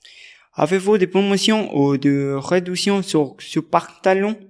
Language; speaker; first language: French; non-native, learner; Spanish